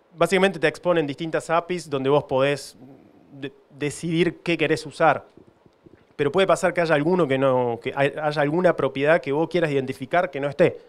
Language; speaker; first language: Spanish; native; Spanish